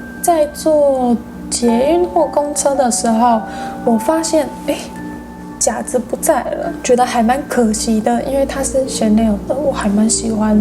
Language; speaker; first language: Chinese; non-native, fluent; English